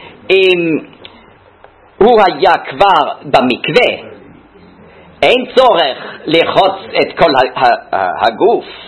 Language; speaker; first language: Hebrew; non-native, fluent; German